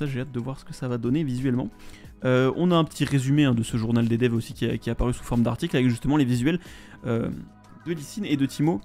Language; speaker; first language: French; native; French